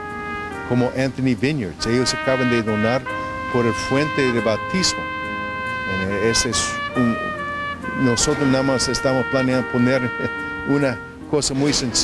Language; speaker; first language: Spanish; non-native, fluent; English